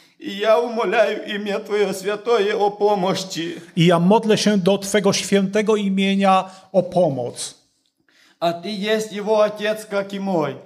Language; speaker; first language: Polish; non-native, learner; Russian